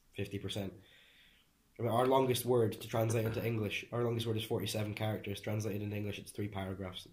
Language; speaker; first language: English; early bilingual, other home language; Hungarian